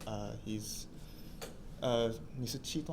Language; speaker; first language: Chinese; early bilingual, heritage; English